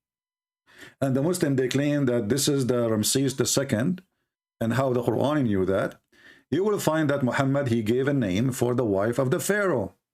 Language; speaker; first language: English; non-native, fluent; Arabic